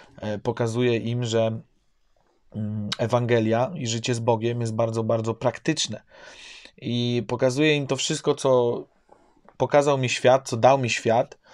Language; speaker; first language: Polish; native; Polish